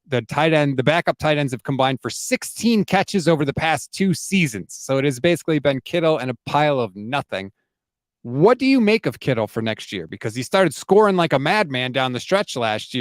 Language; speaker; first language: English; native; English